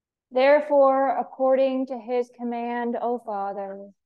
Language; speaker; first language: English; native; English